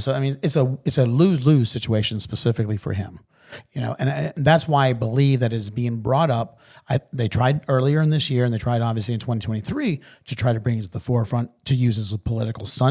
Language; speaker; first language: English; native; English